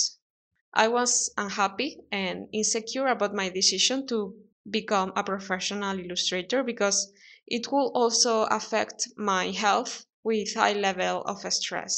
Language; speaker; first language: English; non-native, fluent; Spanish